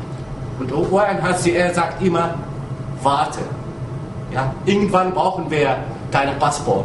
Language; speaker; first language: German; non-native, fluent; Arabic